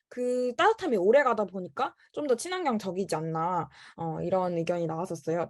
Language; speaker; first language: Korean; native; Korean